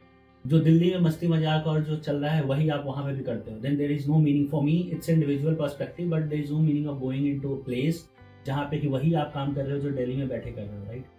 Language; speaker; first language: Hindi; native; Hindi